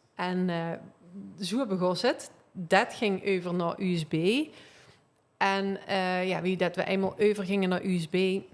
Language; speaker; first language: Dutch; native; Dutch